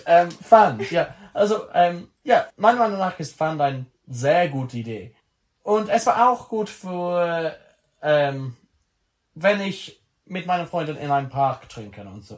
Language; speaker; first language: German; non-native, learner; English